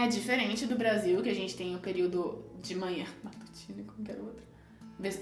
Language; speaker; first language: Portuguese; early bilingual, heritage; Portuguese